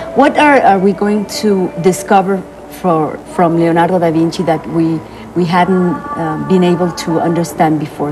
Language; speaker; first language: English; non-native, learner; Spanish